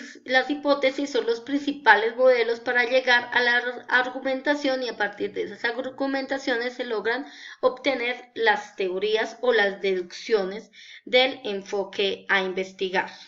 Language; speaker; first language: Spanish; native; Spanish